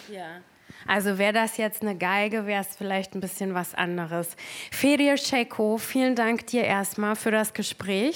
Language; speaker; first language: German; native; German